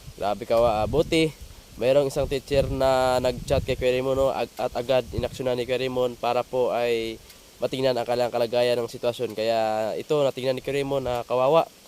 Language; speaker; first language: Filipino; non-native, local second language; Hiligaynon